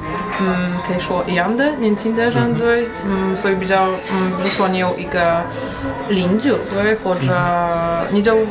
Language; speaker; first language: Chinese; non-native, learner; Polish